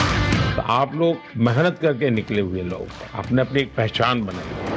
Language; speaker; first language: Hindi; non-native, local second language; Gujarati